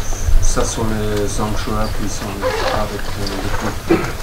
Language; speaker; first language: French; non-native, learner; German